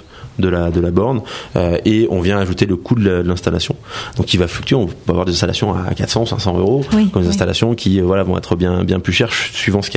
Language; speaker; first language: French; native; French